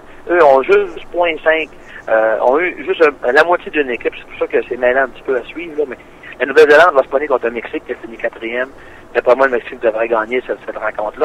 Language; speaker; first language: French; native; French